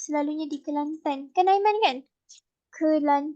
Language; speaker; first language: Malay; native; Malay